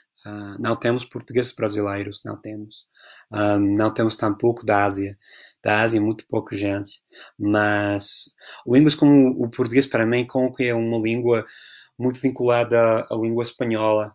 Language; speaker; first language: Portuguese; non-native, fluent; English